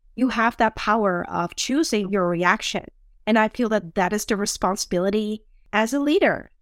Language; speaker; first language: English; non-native, fluent; Dutch